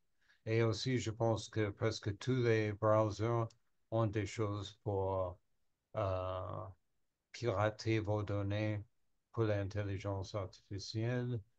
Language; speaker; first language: French; non-native, learner; English